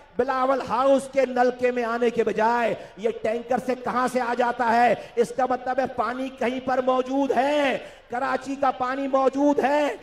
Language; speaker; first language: Urdu; native; Urdu